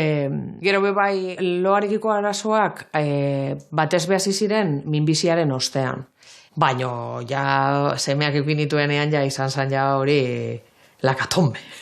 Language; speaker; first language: Basque; native; Basque